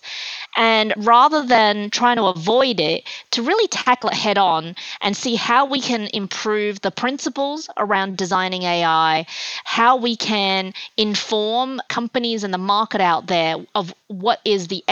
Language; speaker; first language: English; native; English